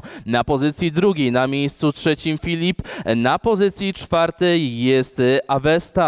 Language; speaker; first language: Polish; native; Polish